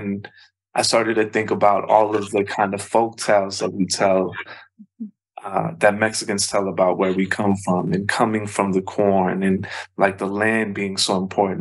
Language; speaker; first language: English; early bilingual, other home language; Spanish